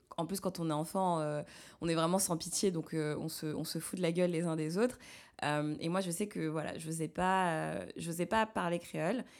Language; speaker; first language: French; native; French